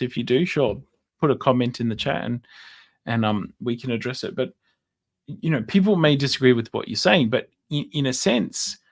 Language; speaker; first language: English; native; English